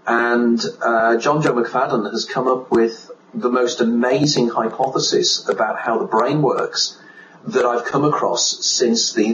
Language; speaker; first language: English; native; English